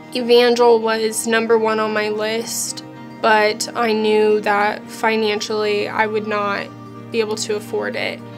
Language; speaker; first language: English; native; English